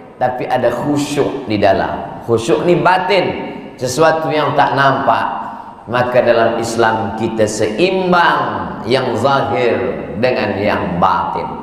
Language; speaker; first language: Malay; native; Malay